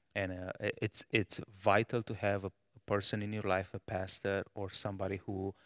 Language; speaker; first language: English; non-native, fluent; Romanian